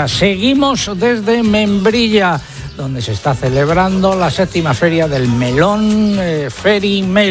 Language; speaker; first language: Spanish; native; Spanish